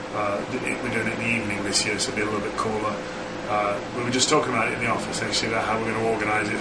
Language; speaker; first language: English; native; English